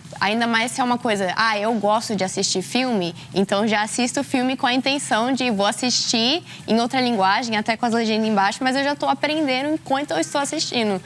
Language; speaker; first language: Portuguese; early bilingual, heritage; Portuguese